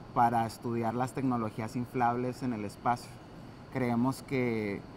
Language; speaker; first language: Spanish; native; Spanish